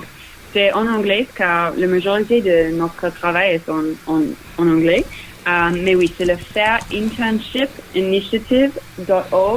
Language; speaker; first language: French; non-native, fluent; English